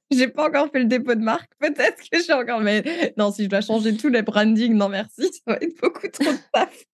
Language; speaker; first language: French; native; French